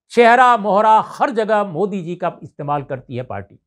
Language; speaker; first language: Hindi; native; Hindi